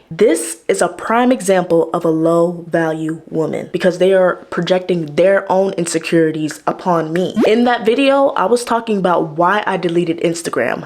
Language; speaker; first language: English; native; English